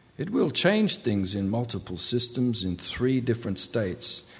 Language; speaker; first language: English; native; English